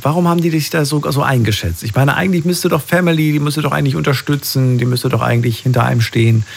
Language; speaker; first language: German; native; German